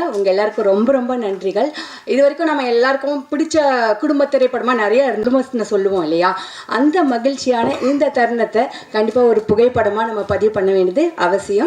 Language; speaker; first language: Tamil; native; Tamil